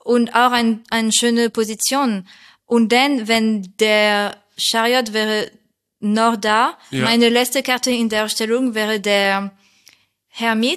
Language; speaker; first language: German; non-native, fluent; French